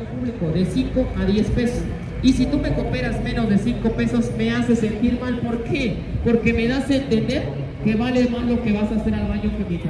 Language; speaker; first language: Spanish; native; Spanish